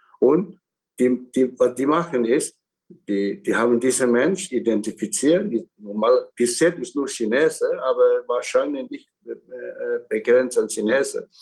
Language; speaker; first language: German; non-native, fluent; Chinese